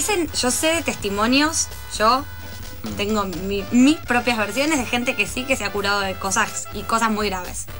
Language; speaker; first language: Spanish; native; Spanish